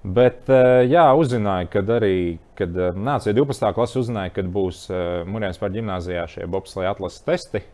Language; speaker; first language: Latvian; native; Latvian